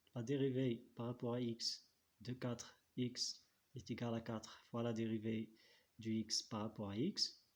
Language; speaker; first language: French; non-native, local second language; Arabic